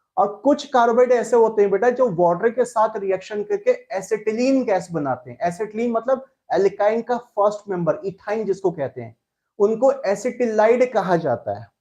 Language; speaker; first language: Hindi; native; Hindi